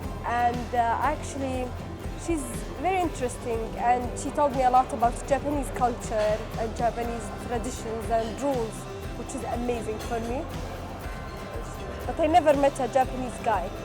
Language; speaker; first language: English; non-native, fluent; Arabic